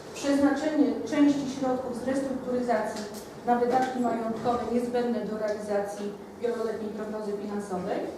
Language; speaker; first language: Polish; native; Polish